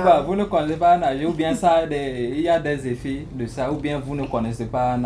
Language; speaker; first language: French; non-native, learner; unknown